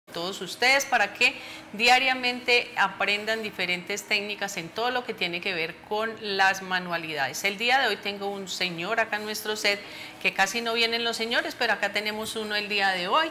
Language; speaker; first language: Spanish; native; Spanish